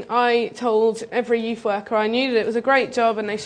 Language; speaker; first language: English; native; English